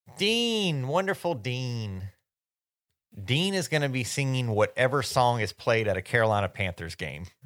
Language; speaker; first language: English; native; English